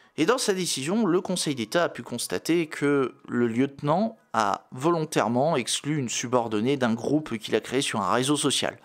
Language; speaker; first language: French; native; French